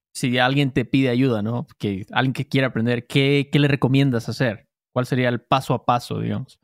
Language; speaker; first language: Spanish; native; Spanish